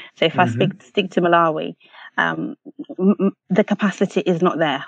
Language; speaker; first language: English; non-native, local second language; Nyanja